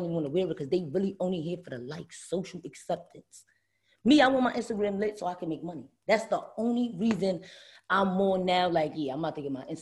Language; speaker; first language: English; native; English